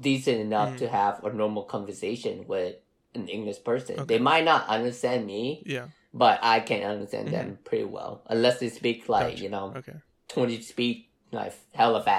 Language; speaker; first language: English; non-native, fluent; Vietnamese